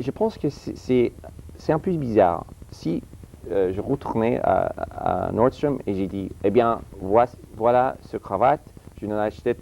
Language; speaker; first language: French; early bilingual, heritage; English